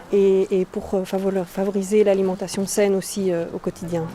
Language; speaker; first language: French; native; French